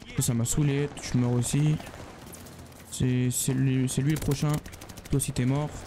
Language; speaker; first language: French; native; French